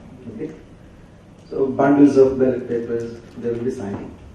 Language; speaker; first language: English; non-native, local second language; Telugu